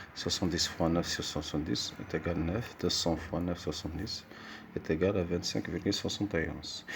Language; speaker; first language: French; non-native, local second language; Arabic